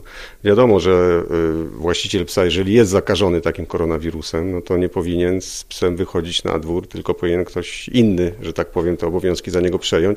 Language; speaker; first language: Polish; native; Polish